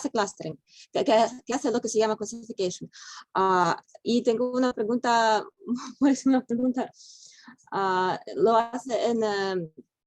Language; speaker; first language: Spanish; non-native, fluent; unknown